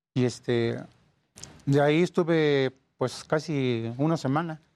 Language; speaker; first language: Spanish; native; Spanish